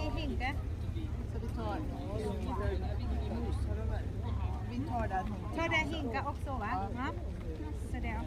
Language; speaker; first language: Swedish; non-native, learner; Thai